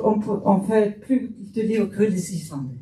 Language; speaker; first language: French; non-native, fluent; Faroese